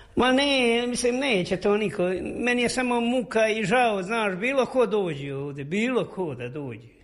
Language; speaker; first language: Serbian; native; Serbian